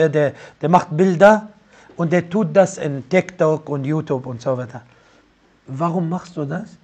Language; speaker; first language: German; non-native, fluent; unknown